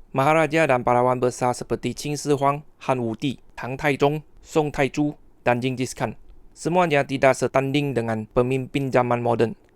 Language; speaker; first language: Malay; non-native, fluent; Chinese